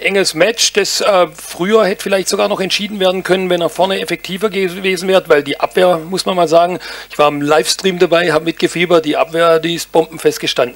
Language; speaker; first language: German; native; German